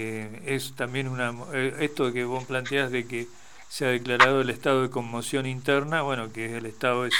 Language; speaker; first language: Spanish; native; Spanish